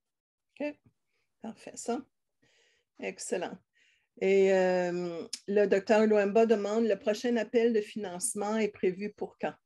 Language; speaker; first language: French; native; French